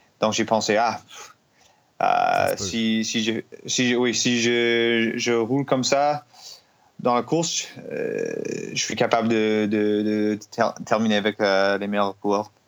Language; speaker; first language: French; non-native, learner; English